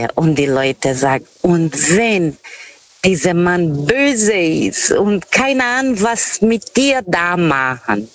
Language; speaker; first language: German; non-native, learner; Portuguese